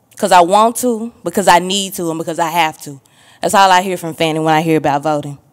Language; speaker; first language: English; native; English